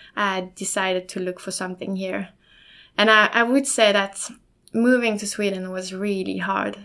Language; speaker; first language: English; non-native, fluent; German